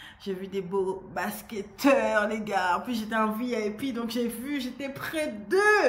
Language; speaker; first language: French; native; French